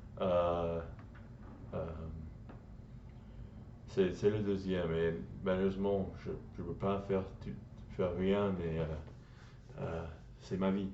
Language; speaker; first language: French; non-native, learner; English